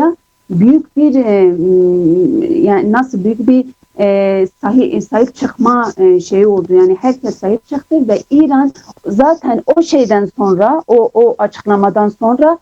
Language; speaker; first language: Turkish; non-native, fluent; Kurdish